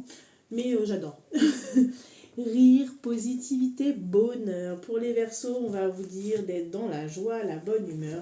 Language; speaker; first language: French; native; French